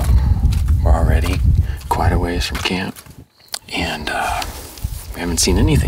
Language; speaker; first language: English; native; English